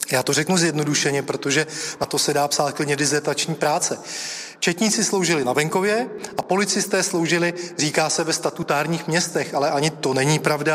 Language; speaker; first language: Czech; native; Czech